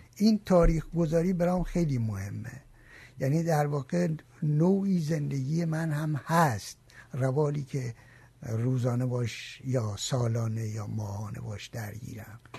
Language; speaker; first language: Persian; native; Persian